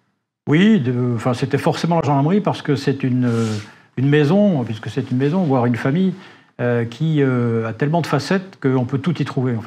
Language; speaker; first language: French; native; French